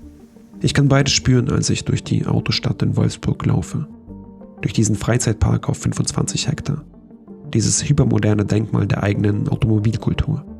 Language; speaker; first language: German; early bilingual, other home language; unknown